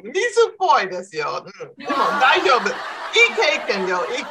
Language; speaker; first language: Japanese; non-native, fluent; English